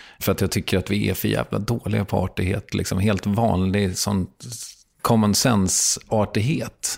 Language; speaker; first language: Swedish; native; Swedish